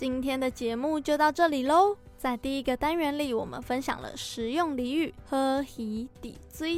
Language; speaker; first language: Chinese; native; Chinese